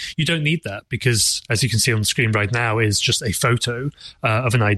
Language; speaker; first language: English; native; English